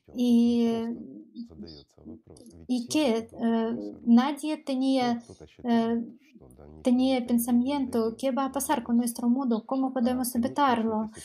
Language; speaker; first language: Spanish; non-native, learner; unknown